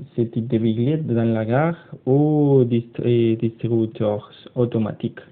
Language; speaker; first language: French; non-native, learner; Spanish